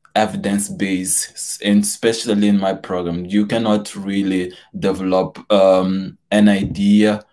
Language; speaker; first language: English; non-native, fluent; Portuguese